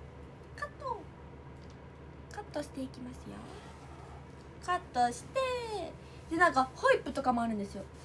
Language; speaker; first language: Japanese; native; Japanese